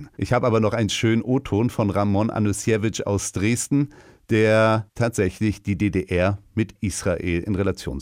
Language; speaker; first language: German; native; German